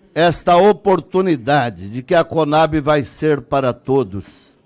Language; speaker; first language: Portuguese; native; Portuguese